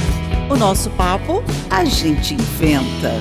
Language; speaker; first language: Portuguese; native; Portuguese